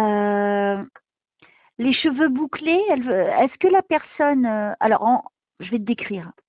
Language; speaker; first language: French; native; French